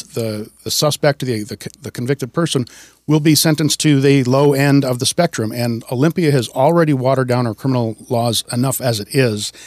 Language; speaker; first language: English; native; English